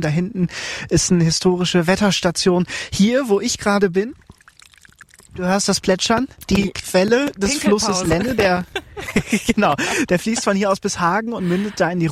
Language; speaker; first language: German; native; German